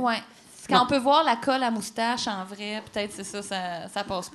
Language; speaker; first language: French; native; French